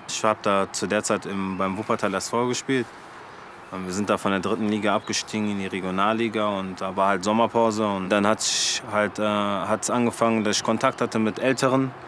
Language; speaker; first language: German; early bilingual, other home language; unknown